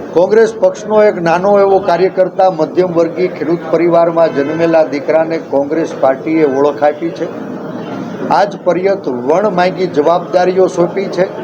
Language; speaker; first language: Gujarati; native; Gujarati